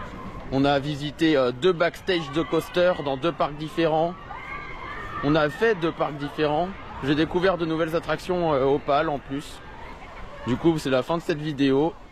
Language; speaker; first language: French; native; French